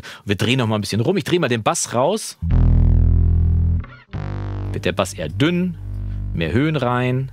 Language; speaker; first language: German; native; German